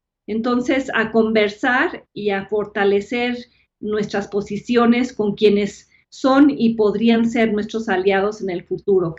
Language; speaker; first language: Spanish; native; Spanish